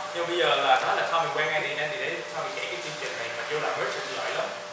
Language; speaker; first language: Vietnamese; early bilingual, heritage; Vietnamese